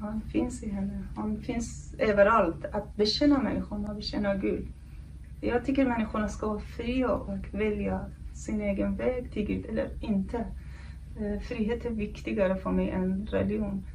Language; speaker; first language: Swedish; non-native, fluent; Kurdish